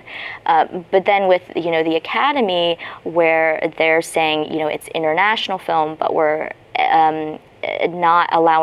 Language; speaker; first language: English; native; English